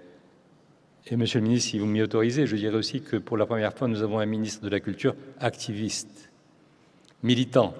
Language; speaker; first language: French; non-native, local second language; Arabic